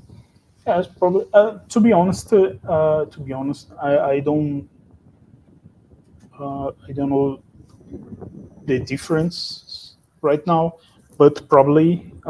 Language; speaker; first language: English; non-native, fluent; Portuguese